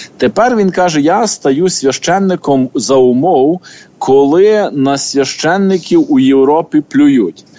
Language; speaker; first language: Ukrainian; native; Ukrainian